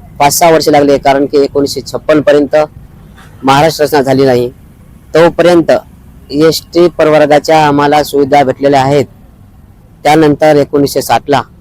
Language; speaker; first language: Marathi; non-native, local second language; Lambadi